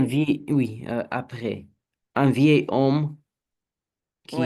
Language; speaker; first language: French; non-native, learner; Romanian